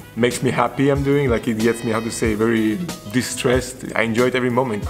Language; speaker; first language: English; non-native, fluent; Serbian